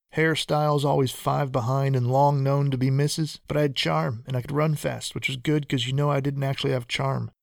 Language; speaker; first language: English; early bilingual, other home language; Spanish